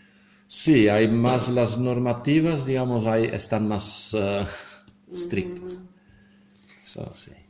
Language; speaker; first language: Spanish; non-native, fluent; Dutch